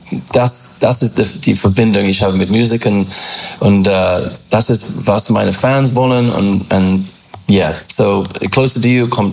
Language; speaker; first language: German; non-native, learner; English